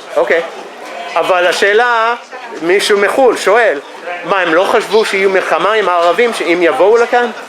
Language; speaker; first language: Hebrew; non-native, fluent; English